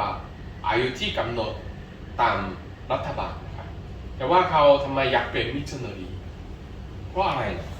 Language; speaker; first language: Thai; non-native, fluent; Korean